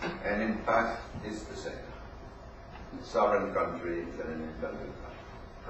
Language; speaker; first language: English; non-native, fluent; French